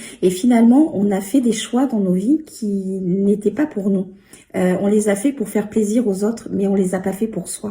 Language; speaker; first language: French; native; French